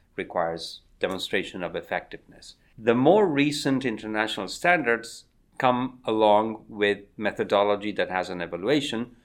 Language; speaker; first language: English; non-native, fluent; Spanish